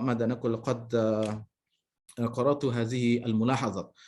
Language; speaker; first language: Arabic; non-native, fluent; Indonesian